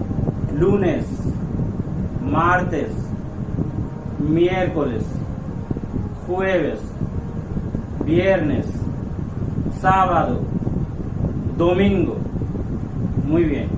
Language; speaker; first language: Spanish; non-native, learner; Hindi